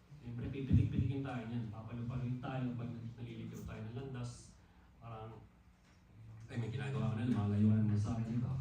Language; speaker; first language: Filipino; non-native, local second language; Waray